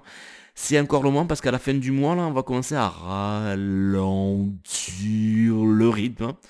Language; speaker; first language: French; native; French